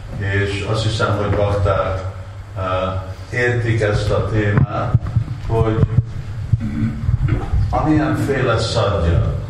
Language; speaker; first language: Hungarian; non-native, learner; Russian